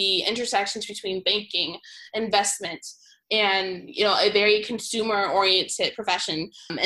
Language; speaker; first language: English; native; English